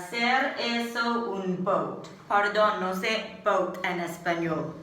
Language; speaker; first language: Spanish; non-native, learner; English